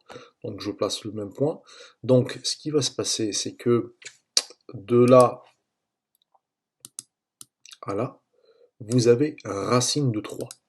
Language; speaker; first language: French; native; French